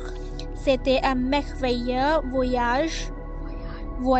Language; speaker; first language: French; non-native, learner; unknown